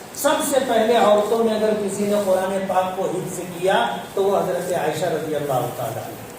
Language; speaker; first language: Urdu; native; Urdu